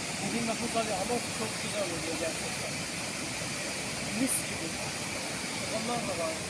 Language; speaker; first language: Turkish; non-native, learner; Hindi